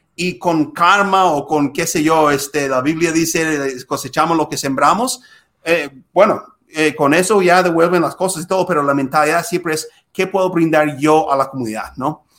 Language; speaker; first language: Spanish; non-native, fluent; English